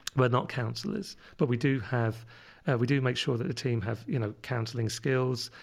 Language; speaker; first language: English; native; English